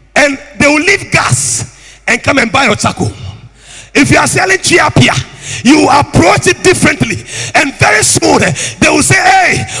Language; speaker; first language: English; non-native, local second language; Akan